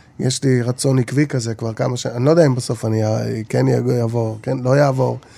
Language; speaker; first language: Hebrew; native; Hebrew